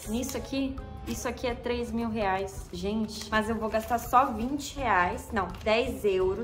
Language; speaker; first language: Portuguese; native; Portuguese